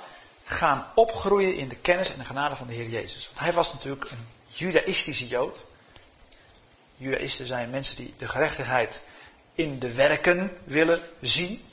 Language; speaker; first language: Dutch; native; Dutch